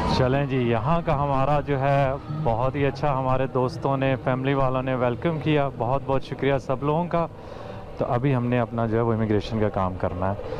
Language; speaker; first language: Urdu; non-native, local second language; Punjabi